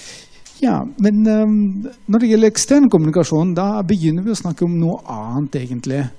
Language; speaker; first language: Norwegian; non-native, fluent; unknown